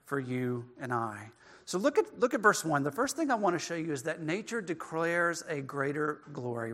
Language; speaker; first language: English; native; English